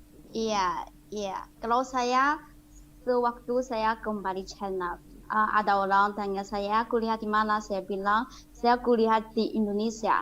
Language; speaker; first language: Indonesian; non-native, fluent; Chinese